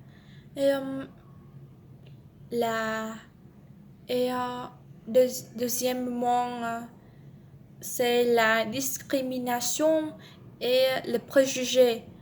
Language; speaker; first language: French; non-native, learner; Vietnamese